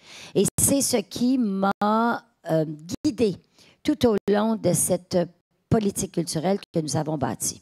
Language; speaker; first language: French; native; French